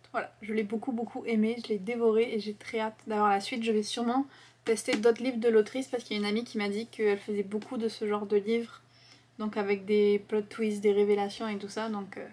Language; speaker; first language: French; native; French